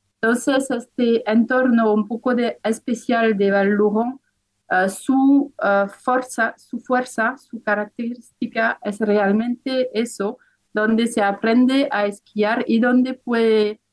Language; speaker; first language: Spanish; non-native, fluent; French